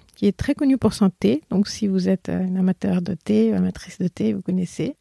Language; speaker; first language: French; non-native, fluent; Assamese